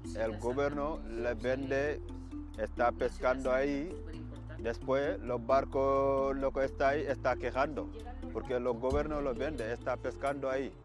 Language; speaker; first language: Spanish; non-native, learner; Wolof